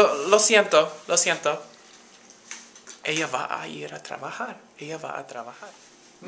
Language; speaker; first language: Spanish; non-native, fluent; English